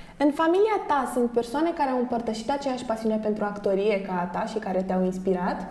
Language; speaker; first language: Romanian; native; Romanian